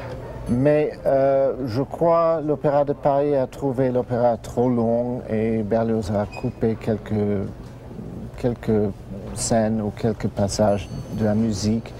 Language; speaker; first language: French; non-native, fluent; English